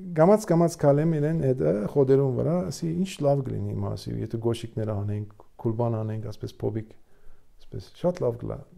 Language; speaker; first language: Armenian; early bilingual, heritage; Armenian